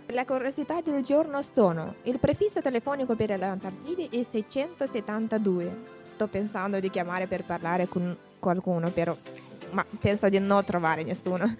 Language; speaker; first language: Italian; non-native, learner; Romanian